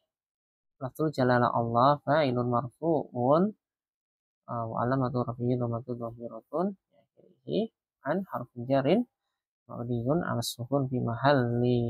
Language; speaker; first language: Arabic; non-native, fluent; Indonesian